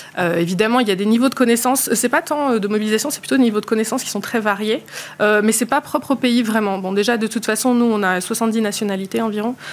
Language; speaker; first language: French; native; French